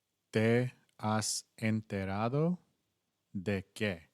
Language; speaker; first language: Spanish; non-native, learner; English